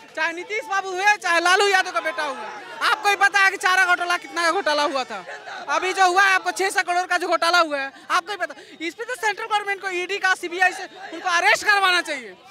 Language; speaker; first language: Hindi; native; Hindi